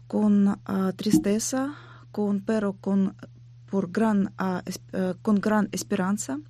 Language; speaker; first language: Spanish; non-native, learner; Ukrainian